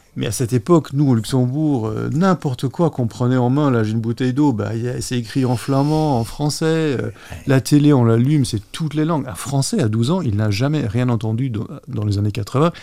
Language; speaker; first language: French; non-native, local second language; Luxembourgish